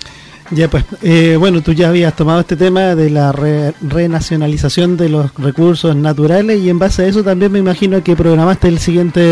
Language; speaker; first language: Spanish; native; Spanish